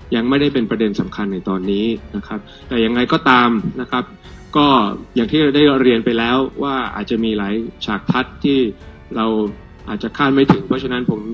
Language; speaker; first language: Thai; native; Thai